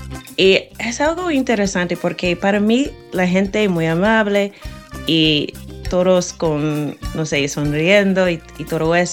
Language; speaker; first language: Spanish; non-native, fluent; English